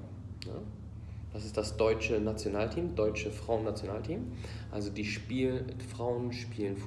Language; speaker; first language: German; non-native, fluent; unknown